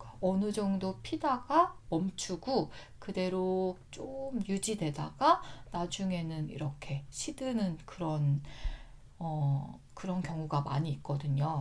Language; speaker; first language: Korean; native; Korean